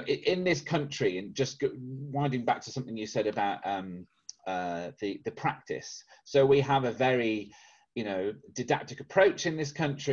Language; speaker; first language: English; native; English